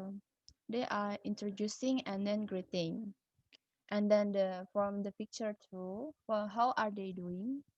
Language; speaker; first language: English; non-native, learner; Indonesian